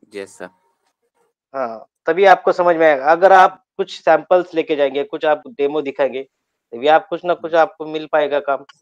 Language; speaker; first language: Hindi; native; Hindi